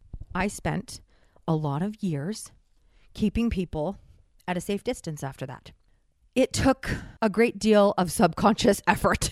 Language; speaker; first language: English; native; English